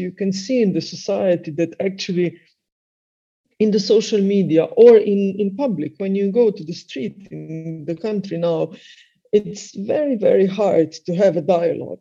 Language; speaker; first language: English; non-native, fluent; Slovenian